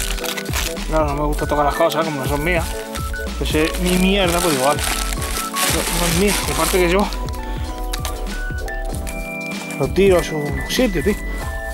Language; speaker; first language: Spanish; native; Spanish